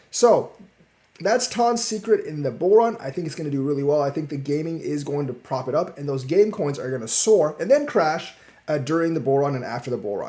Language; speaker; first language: English; native; English